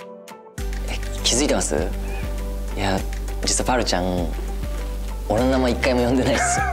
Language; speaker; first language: Japanese; native; Japanese